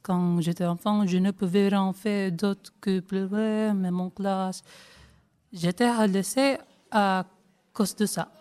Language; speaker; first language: French; non-native, learner; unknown